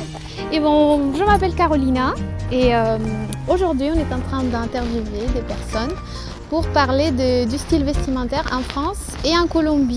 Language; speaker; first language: French; non-native, fluent; Spanish